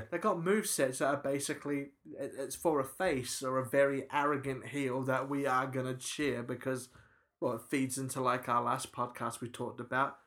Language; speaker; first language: English; native; English